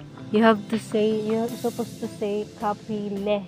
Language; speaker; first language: English; non-native, local second language; Cebuano